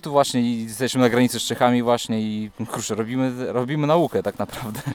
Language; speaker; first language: Polish; non-native, fluent; Russian